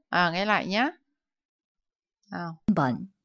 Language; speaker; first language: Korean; non-native, fluent; Vietnamese